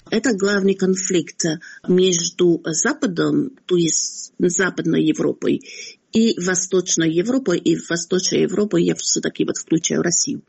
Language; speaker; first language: Russian; non-native, fluent; French